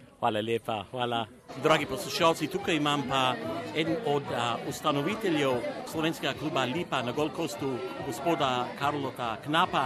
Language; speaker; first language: Slovenian; native; Slovenian